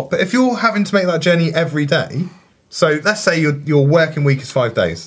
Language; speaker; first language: English; native; English